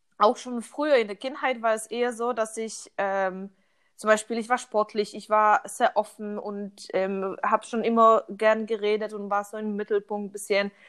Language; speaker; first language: German; non-native, fluent; Polish